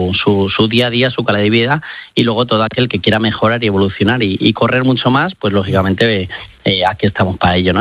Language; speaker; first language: Spanish; native; Spanish